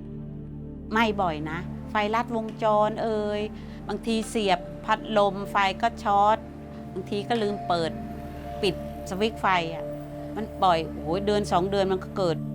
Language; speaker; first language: Thai; native; Thai